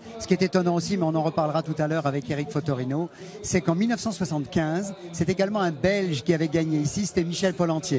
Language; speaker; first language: French; native; French